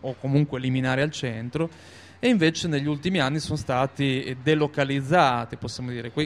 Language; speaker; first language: Italian; native; Italian